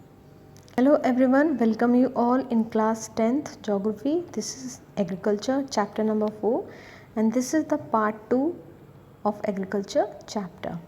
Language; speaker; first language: English; non-native, local second language; Hindi